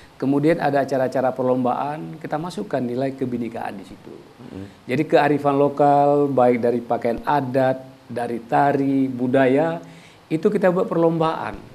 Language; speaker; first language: Indonesian; native; Indonesian